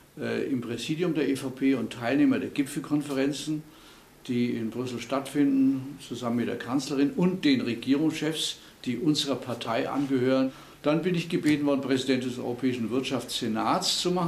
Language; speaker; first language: German; native; German